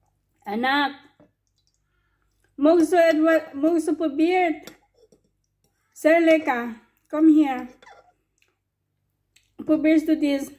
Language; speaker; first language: German; non-native, learner; Filipino